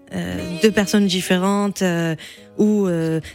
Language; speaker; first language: French; native; French